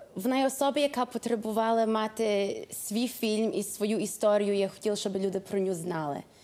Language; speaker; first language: Ukrainian; early bilingual, heritage; Ukrainian